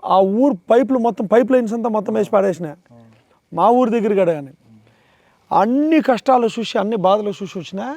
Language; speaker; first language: Telugu; native; Telugu